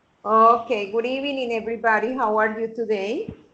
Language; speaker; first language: English; non-native, fluent; Spanish